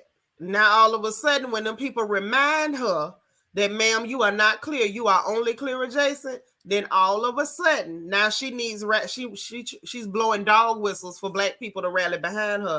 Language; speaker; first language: English; native; English